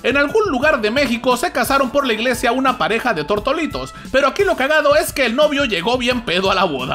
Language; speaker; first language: Spanish; native; Spanish